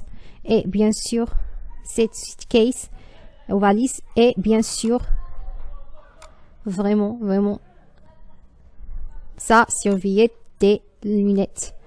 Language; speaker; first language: French; non-native, learner; Arabic